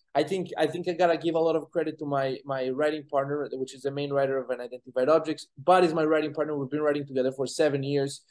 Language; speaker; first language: English; non-native, fluent; Spanish